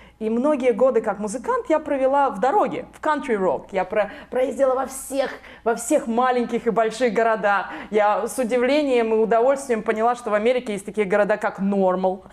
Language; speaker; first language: Russian; non-native, local second language; Belarusian